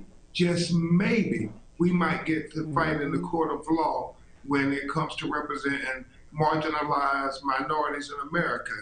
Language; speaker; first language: English; native; English